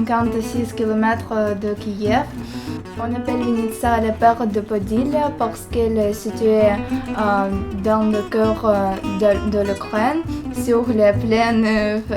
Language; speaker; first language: French; non-native, learner; Ukrainian